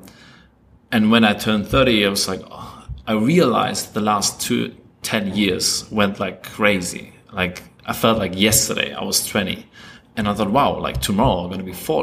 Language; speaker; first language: English; non-native, fluent; German